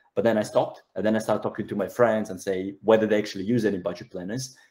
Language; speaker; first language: English; non-native, fluent; Russian